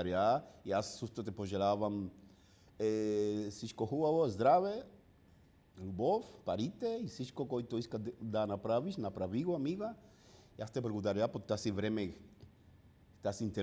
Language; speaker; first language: Bulgarian; non-native, learner; Spanish